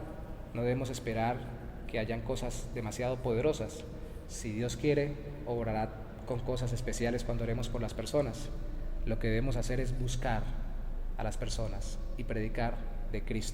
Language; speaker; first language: Spanish; native; Spanish